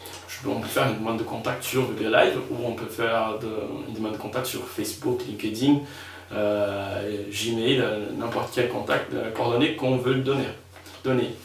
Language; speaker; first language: French; non-native, fluent; Spanish